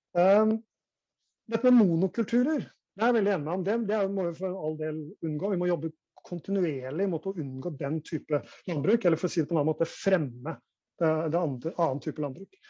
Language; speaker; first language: Norwegian; native; Norwegian